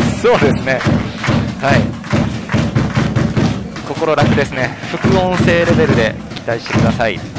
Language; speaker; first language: Japanese; native; Japanese